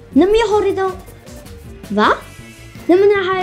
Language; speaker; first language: Swedish; non-native, learner; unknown